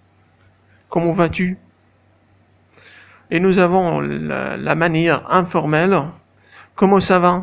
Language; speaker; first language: French; non-native, fluent; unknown